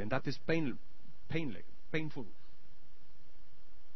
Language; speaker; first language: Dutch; non-native, learner; English